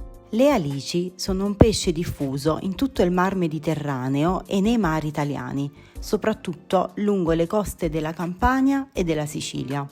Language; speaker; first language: Italian; native; Italian